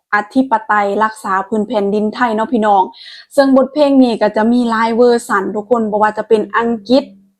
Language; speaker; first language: Thai; native; Thai